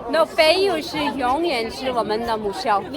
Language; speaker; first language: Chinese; non-native, fluent; Urdu